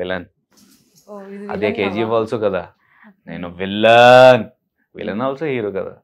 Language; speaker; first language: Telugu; non-native, local second language; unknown